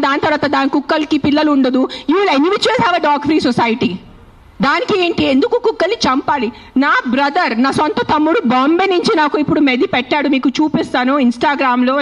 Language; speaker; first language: Telugu; non-native, fluent; Marathi